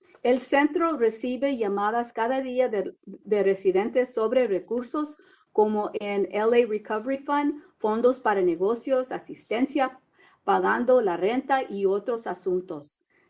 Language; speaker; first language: Spanish; early bilingual, heritage; Spanish